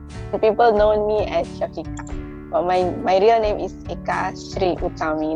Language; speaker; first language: English; non-native, local second language; Indonesian